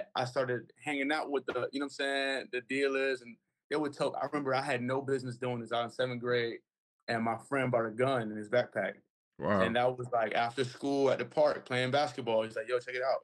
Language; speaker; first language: English; native; English